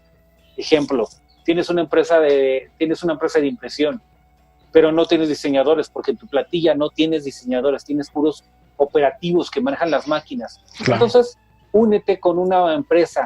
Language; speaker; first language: Spanish; native; Spanish